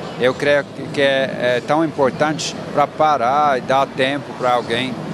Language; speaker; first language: Portuguese; non-native, fluent; English